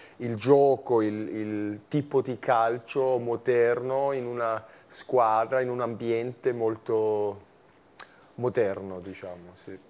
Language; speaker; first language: Italian; non-native, fluent; German